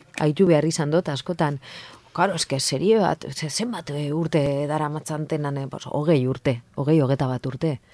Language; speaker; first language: Basque; non-native, local second language; Spanish